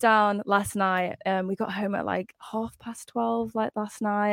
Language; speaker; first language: English; native; English